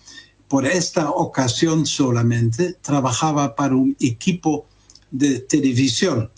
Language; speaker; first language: Spanish; non-native, fluent; Dutch